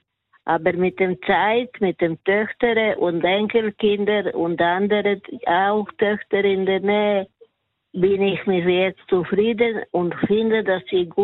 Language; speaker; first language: German; non-native, learner; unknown